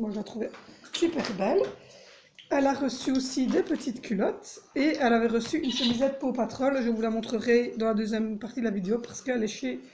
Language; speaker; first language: French; native; French